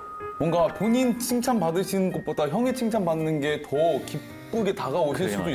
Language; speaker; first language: Korean; native; Korean